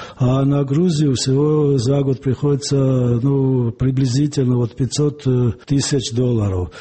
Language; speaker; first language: Russian; non-native, local second language; Georgian